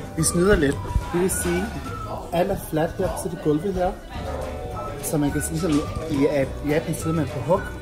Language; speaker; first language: Danish; early bilingual, other home language; Vietnamese